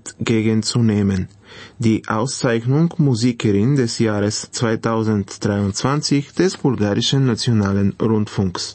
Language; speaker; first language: German; non-native, fluent; Bulgarian